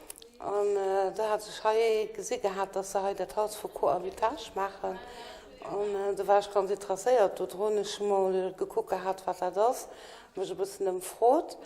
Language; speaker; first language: German; non-native, local second language; Luxembourgish